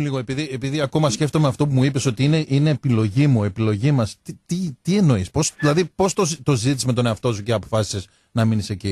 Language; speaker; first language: Greek; native; Greek